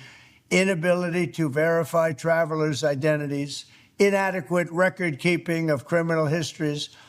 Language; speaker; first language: English; native; English